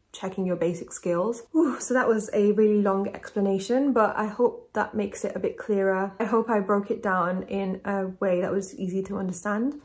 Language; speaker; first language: English; native; English